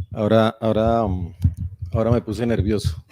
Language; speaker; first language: Spanish; native; Spanish